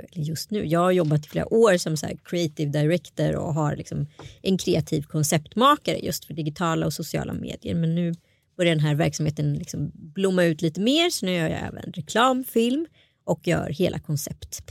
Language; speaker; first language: Swedish; early bilingual, other home language; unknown